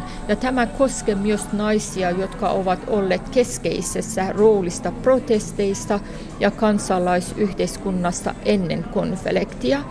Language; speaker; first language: Finnish; non-native, fluent; Persian